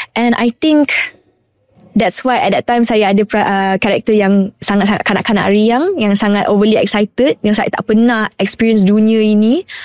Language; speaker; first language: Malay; non-native, local second language; English